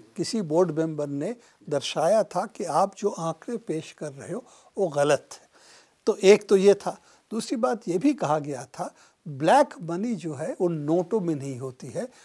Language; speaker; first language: Hindi; non-native, local second language; Bangla